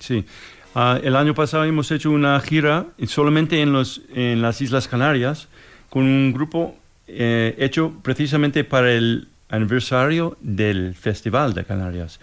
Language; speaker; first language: Spanish; non-native, fluent; English